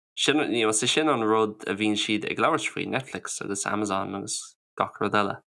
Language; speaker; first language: Irish; non-native, local second language; English